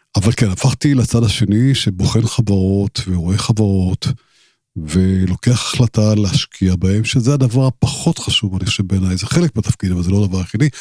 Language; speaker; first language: Hebrew; native; Hebrew